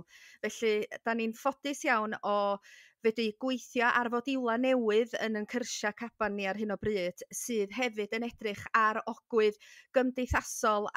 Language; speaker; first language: Welsh; native; Welsh